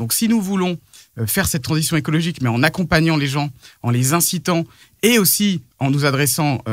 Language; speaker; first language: French; native; French